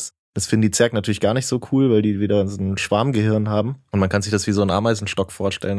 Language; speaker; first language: German; native; German